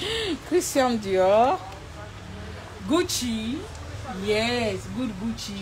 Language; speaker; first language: English; non-native, learner; French